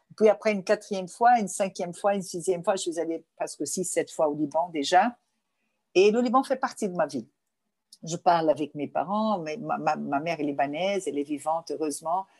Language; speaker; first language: French; non-native, fluent; Portuguese